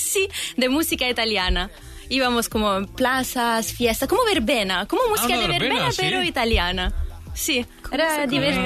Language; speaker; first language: Spanish; non-native, fluent; Italian